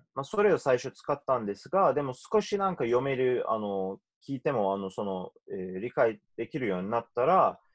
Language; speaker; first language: Japanese; non-native, fluent; Turkish